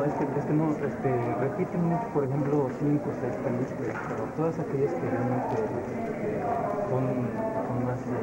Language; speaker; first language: Spanish; native; Spanish